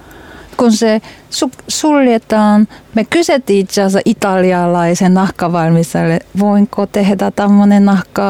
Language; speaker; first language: Finnish; non-native, learner; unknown